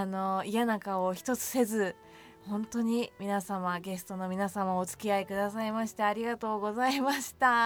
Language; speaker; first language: Japanese; native; Japanese